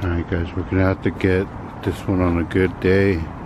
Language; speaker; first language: English; early bilingual, other home language; Spanish